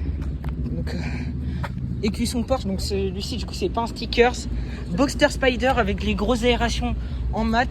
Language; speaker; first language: French; native; French